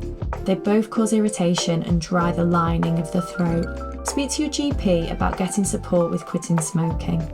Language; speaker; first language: English; native; English